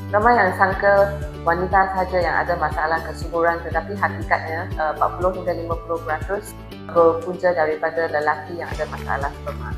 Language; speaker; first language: Malay; non-native, local second language; Chinese